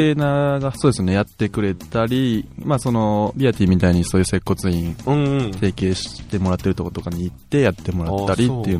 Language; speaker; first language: Japanese; native; Japanese